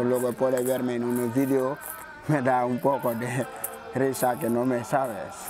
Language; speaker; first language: Spanish; non-native, fluent; Wolof